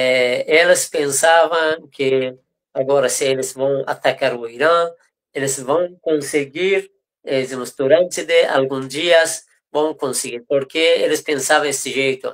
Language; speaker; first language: Portuguese; non-native, fluent; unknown